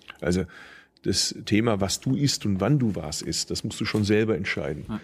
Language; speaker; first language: German; early bilingual, other home language; Turkish